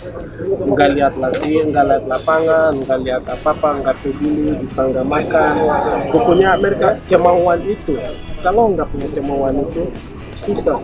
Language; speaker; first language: Indonesian; non-native, fluent; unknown